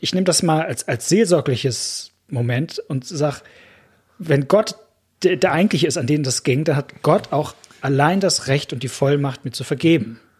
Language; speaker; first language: German; native; German